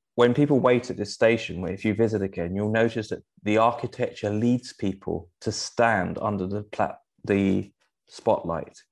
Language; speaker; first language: English; native; English